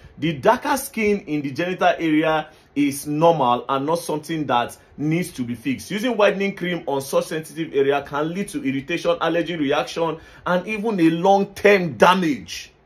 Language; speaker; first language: Nigerian Pidgin; native; Nigerian Pidgin